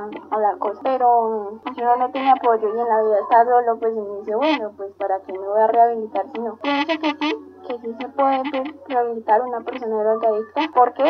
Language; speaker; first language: Spanish; native; Spanish